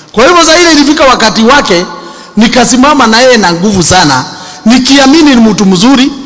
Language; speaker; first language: Swahili; non-native, local second language; Kikuyu